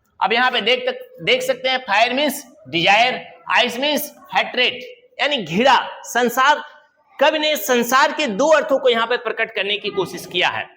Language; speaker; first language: Hindi; native; Hindi